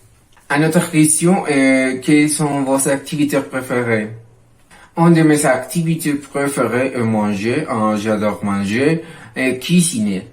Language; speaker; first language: French; non-native, learner; Spanish